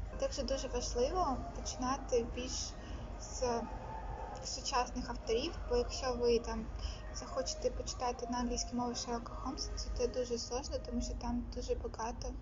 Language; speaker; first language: Ukrainian; non-native, local second language; Russian